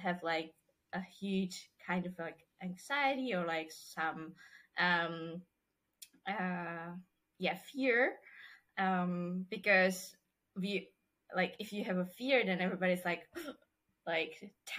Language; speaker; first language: English; non-native, fluent; Czech